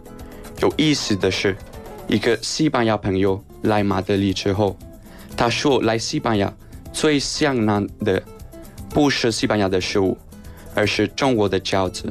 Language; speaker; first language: Chinese; non-native, learner; Spanish